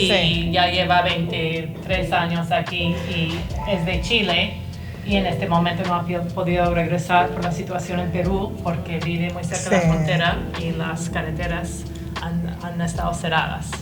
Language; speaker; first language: Spanish; non-native, fluent; English